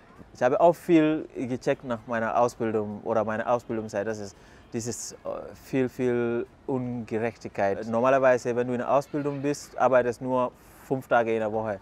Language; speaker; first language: German; non-native, fluent; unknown